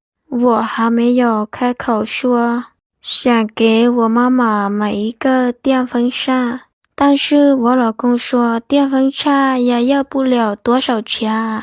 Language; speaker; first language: Chinese; non-native, fluent; Lao